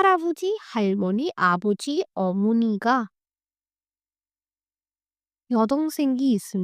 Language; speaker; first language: Korean; non-native, fluent; Hindi